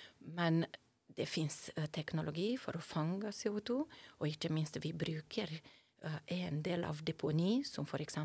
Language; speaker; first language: Norwegian; non-native, fluent; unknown